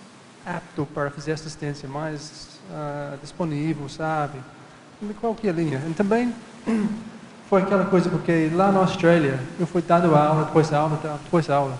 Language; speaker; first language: Portuguese; non-native, fluent; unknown